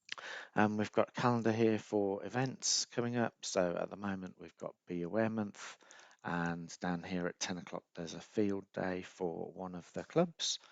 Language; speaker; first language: English; native; English